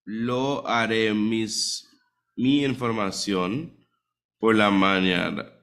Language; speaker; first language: Spanish; non-native, fluent; English